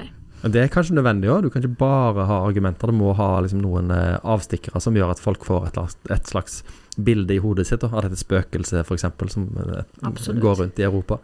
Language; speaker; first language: Norwegian; native; Norwegian